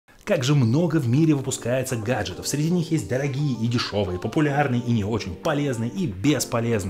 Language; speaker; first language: Russian; native; Russian